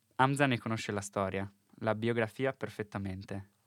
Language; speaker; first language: Italian; native; Italian